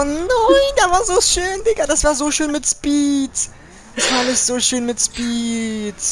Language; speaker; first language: German; native; German